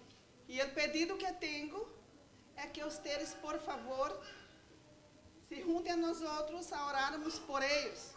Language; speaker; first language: Spanish; non-native, learner; Portuguese